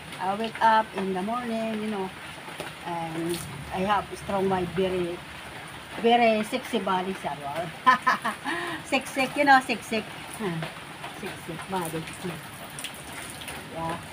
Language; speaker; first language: English; non-native, learner; Filipino